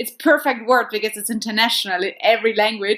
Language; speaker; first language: English; non-native, fluent; German